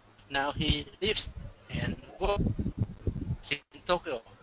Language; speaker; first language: English; non-native, learner; Vietnamese